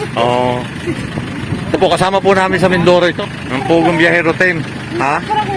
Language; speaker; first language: Filipino; native; Filipino